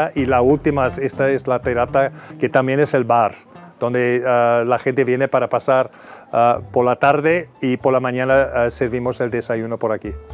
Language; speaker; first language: Spanish; non-native, fluent; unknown